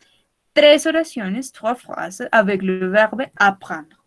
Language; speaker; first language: French; non-native, learner; Spanish